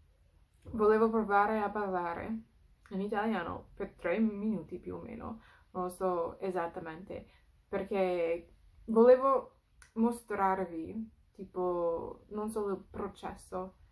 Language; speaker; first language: Italian; non-native, fluent; English